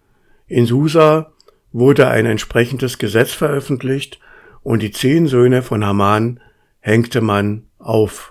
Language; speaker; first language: German; native; German